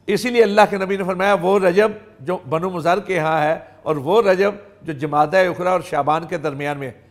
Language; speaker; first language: Urdu; non-native, local second language; Punjabi